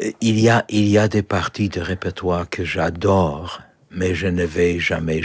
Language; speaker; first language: French; non-native, learner; Polish